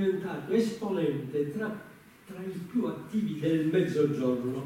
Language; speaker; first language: Italian; native; Italian